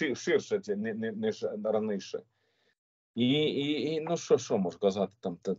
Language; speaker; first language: Ukrainian; non-native, learner; Swedish